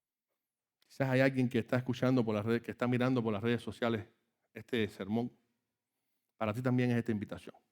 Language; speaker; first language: Spanish; native; Spanish